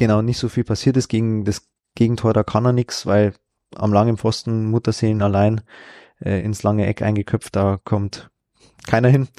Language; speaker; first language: German; native; German